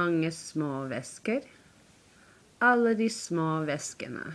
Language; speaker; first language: Norwegian; non-native, learner; English